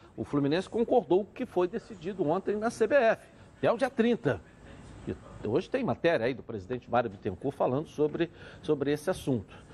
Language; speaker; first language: Portuguese; native; Portuguese